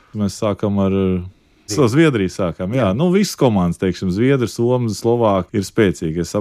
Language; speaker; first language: Latvian; native; Latvian